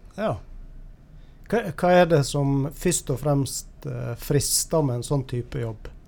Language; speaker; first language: Norwegian; native; Norwegian